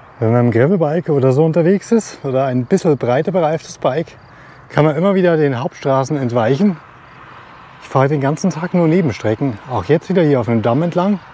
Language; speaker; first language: German; native; German